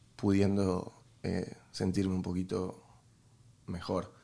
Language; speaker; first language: Spanish; native; Spanish